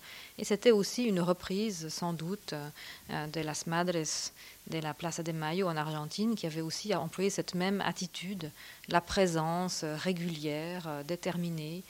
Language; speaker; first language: French; native; French